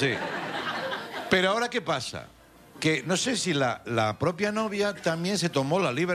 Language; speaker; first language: Spanish; native; Spanish